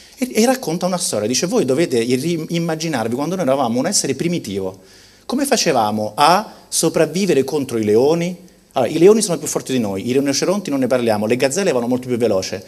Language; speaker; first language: Italian; early bilingual, heritage; Italian